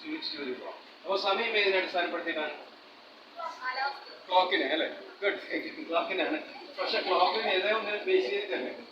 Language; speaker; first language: Malayalam; native; Malayalam